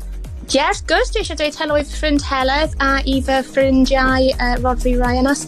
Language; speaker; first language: Welsh; non-native, local second language; English